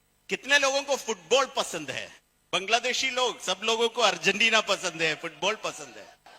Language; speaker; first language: Hindi; non-native, local second language; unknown